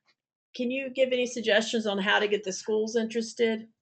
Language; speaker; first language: English; native; English